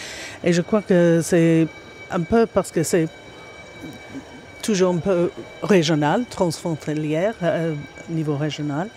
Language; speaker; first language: French; non-native, fluent; English